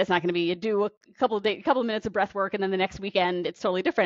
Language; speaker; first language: English; native; English